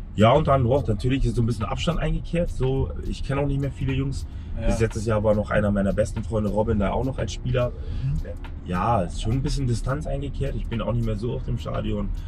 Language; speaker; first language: German; native; German